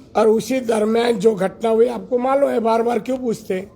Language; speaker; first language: Hindi; non-native, local second language; Marathi